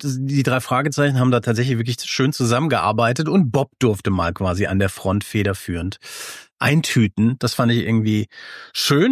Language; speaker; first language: German; native; German